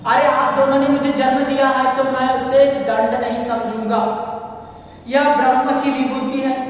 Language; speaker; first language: Hindi; non-native, local second language; Kannada